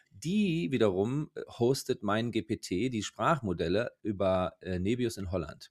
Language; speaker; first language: German; native; German